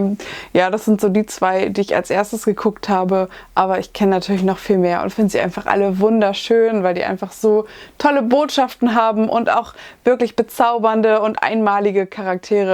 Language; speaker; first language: German; native; German